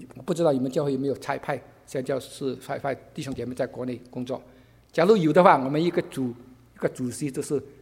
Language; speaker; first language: Chinese; non-native, local second language; Cantonese